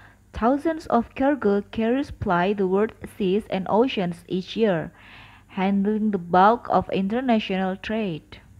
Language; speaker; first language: English; non-native, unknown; Indonesian